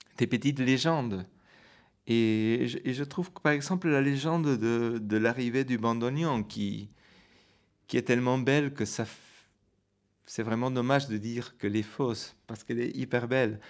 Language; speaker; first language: French; non-native, fluent; Spanish